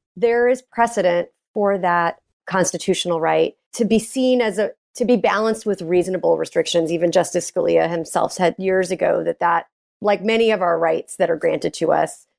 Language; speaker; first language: English; native; English